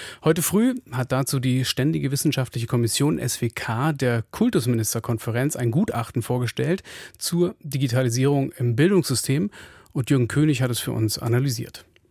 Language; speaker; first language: German; native; German